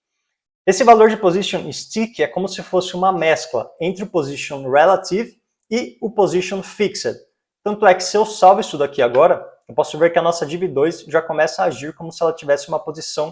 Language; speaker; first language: Portuguese; native; Portuguese